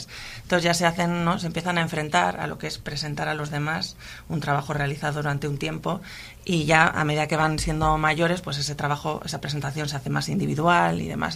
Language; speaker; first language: Spanish; native; Spanish